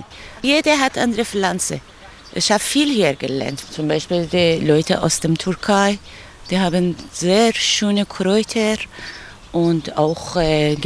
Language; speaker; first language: German; non-native, learner; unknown